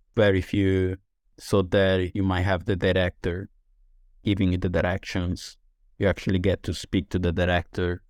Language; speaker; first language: English; non-native, fluent; Italian